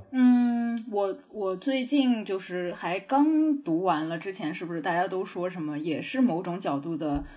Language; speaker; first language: Chinese; native; Chinese